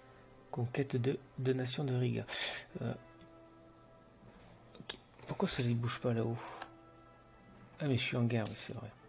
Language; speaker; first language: French; native; French